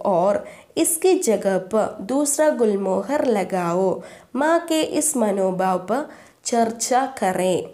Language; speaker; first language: Hindi; non-native, local second language; Malayalam